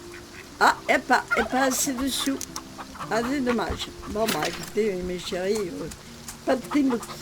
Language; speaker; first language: French; native; French